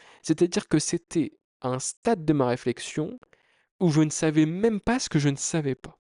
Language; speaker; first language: French; native; French